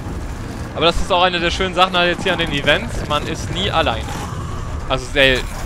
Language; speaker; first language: German; native; German